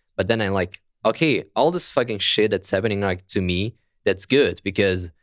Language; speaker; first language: English; non-native, fluent; German